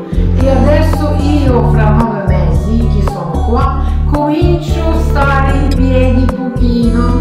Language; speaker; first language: Italian; non-native, learner; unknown